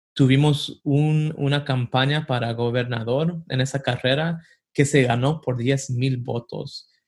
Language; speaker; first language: Spanish; early bilingual, heritage; Spanish